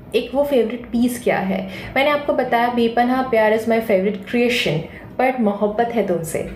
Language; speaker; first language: Hindi; non-native, local second language; Bangla